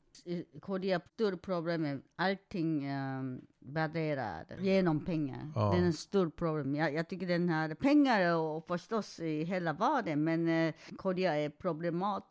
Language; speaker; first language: Swedish; non-native, fluent; Korean